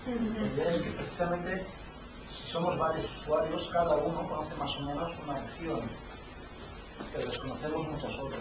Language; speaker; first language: Spanish; native; Spanish